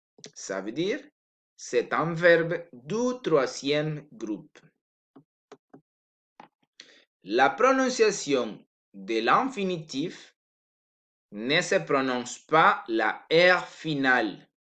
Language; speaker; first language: French; non-native, learner; Spanish